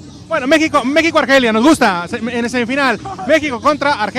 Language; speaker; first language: Spanish; native; Spanish